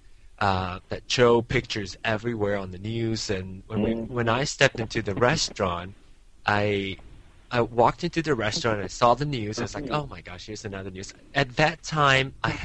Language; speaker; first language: English; non-native, local second language; Min Nan Chinese